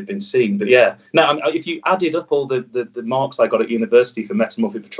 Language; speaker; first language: English; native; English